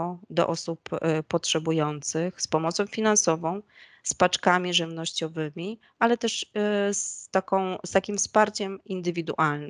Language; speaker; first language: Polish; native; Polish